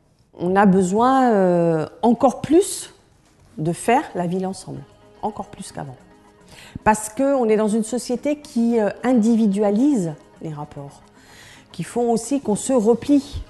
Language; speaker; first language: French; native; French